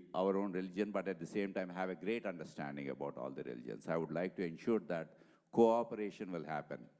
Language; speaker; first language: English; non-native, local second language; Telugu